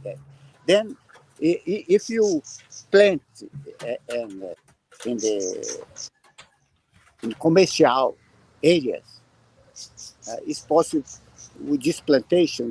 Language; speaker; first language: English; non-native, learner; Portuguese